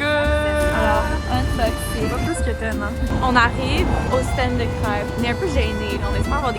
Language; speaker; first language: French; native; French